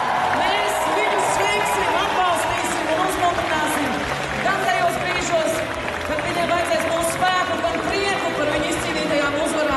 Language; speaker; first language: Latvian; native; Latvian